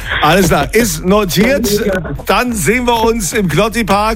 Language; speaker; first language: German; native; German